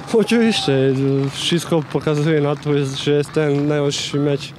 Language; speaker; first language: Polish; non-native, fluent; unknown